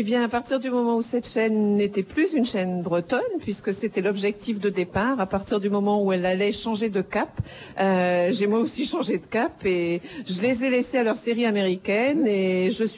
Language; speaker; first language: French; native; French